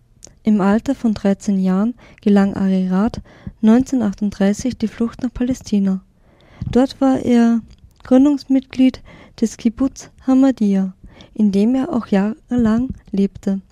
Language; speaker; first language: German; native; German